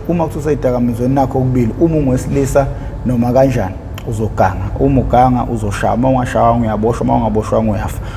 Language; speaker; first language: Zulu; native; Zulu